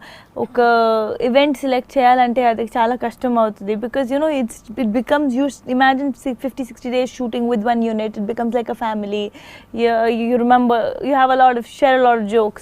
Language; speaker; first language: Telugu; non-native, fluent; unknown